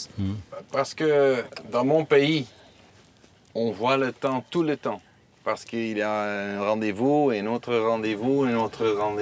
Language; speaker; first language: French; non-native, learner; Dutch